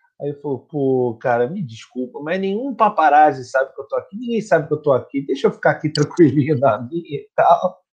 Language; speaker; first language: Portuguese; native; Portuguese